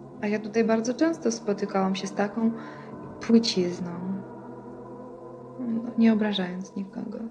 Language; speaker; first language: Polish; non-native, fluent; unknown